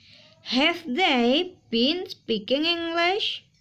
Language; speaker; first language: English; non-native, fluent; Indonesian